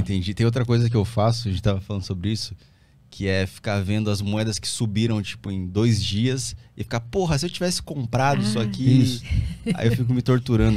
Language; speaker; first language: Portuguese; native; Portuguese